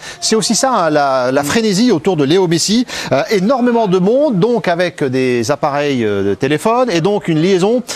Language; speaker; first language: French; native; French